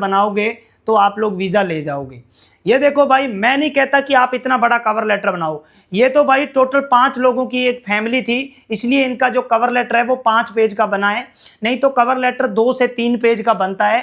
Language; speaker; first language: Hindi; native; Hindi